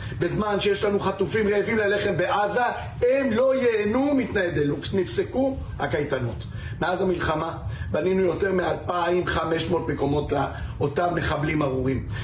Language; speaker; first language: Hebrew; native; Hebrew